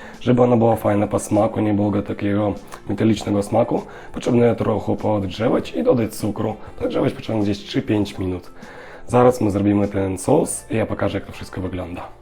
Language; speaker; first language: Polish; non-native, learner; Russian